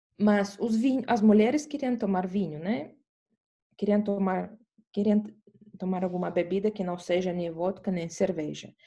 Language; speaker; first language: Portuguese; non-native, fluent; Estonian